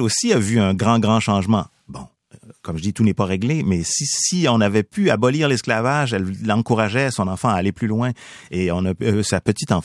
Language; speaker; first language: French; native; French